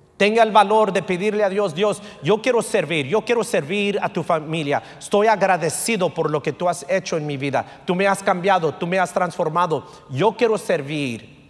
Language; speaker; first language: Spanish; early bilingual, heritage; Spanish